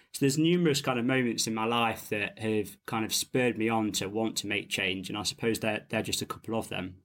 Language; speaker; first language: English; native; English